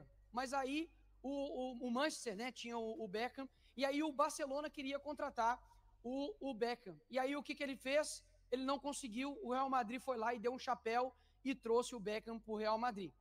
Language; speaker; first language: Portuguese; native; Portuguese